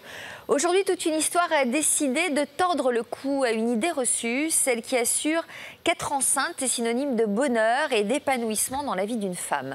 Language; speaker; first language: French; native; French